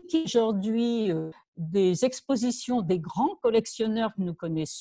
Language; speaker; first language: French; native; French